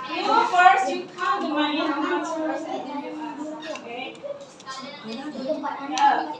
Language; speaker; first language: English; non-native, learner; Indonesian